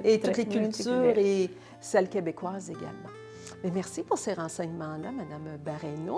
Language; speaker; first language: French; native; French